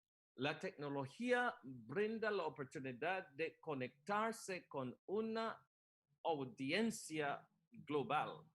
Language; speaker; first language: Spanish; non-native, learner; English